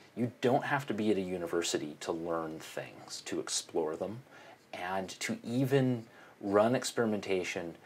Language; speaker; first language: English; native; English